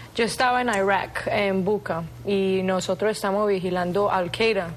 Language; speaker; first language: Spanish; early bilingual, heritage; Spanish